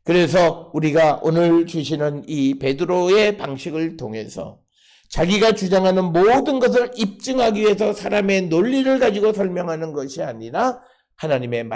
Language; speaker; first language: Korean; native; Korean